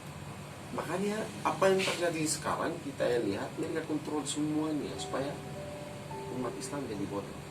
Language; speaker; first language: Indonesian; non-native, fluent; Arabic